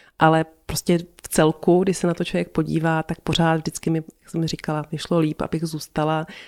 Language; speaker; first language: Czech; native; Czech